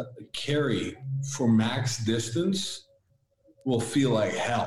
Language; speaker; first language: English; early bilingual, other home language; Latvian